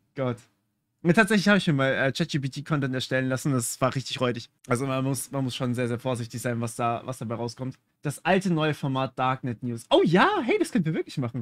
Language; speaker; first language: German; native; German